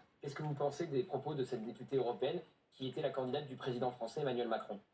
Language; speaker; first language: French; native; French